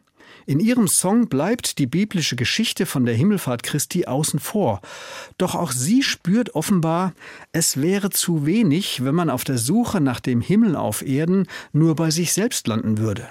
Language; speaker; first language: German; native; German